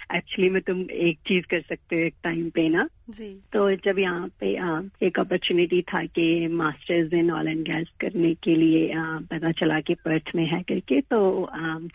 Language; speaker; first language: Hindi; native; Hindi